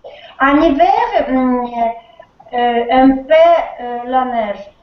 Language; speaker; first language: French; non-native, learner; Russian